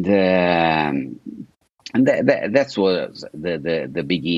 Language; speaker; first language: English; non-native, fluent; Italian